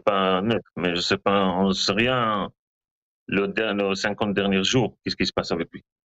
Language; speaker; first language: French; non-native, learner; Hebrew